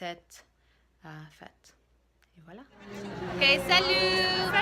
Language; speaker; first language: French; non-native, learner; English